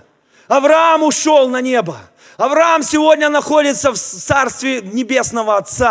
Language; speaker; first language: Russian; native; Russian